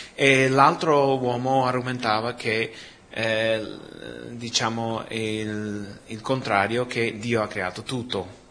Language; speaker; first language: Italian; non-native, fluent; Spanish